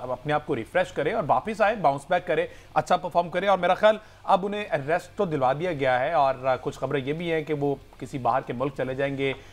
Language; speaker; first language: Urdu; non-native, local second language; Punjabi